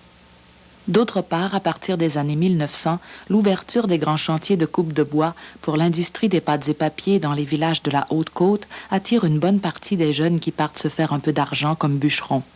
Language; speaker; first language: French; native; French